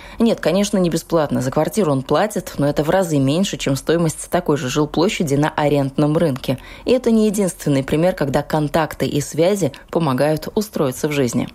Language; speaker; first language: Russian; native; Russian